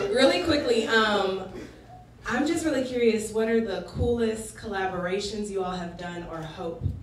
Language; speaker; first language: English; native; English